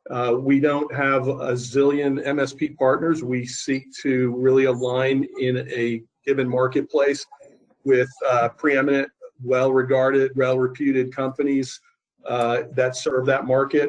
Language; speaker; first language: English; native; English